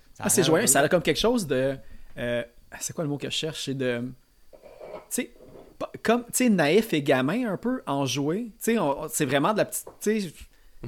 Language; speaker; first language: French; native; French